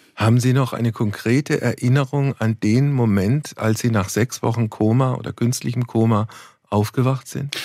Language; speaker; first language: German; native; German